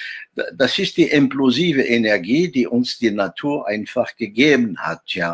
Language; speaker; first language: German; non-native, fluent; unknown